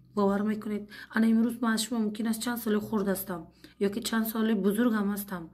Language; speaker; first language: Tajik; non-native, fluent; Uzbek